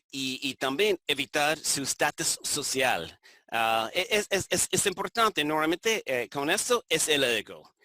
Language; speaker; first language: Spanish; non-native, fluent; English